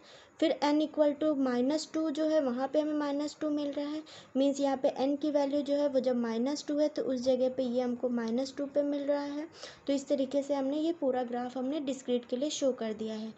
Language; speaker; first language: Hindi; native; Hindi